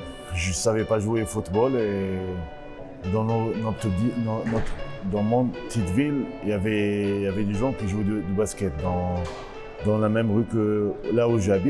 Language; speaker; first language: French; non-native, local second language; Arabic